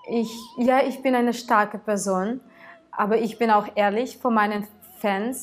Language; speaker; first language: German; non-native, fluent; Tatar